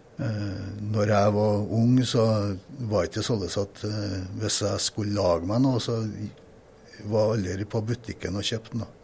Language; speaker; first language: Norwegian; native; Norwegian